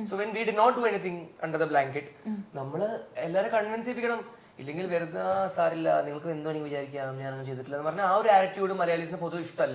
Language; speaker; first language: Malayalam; non-native, fluent; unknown